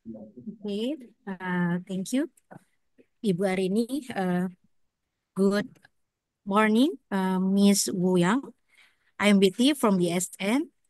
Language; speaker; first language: English; non-native, learner; Indonesian